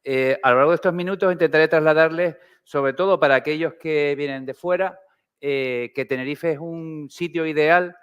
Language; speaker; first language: Spanish; native; Spanish